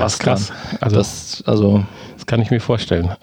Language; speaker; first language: German; native; German